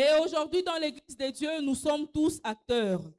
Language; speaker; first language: French; non-native, local second language; Swahili